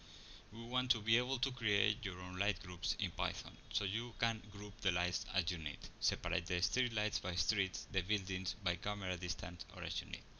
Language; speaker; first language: English; non-native, fluent; Spanish